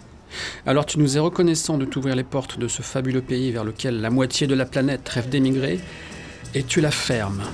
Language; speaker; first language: French; native; French